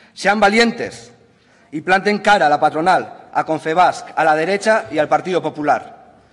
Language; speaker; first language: Spanish; native; Spanish